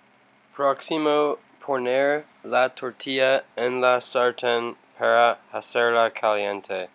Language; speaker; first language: Spanish; non-native, learner; English